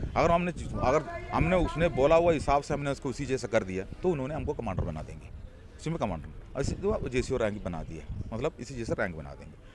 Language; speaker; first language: Hindi; non-native, local second language; Malayalam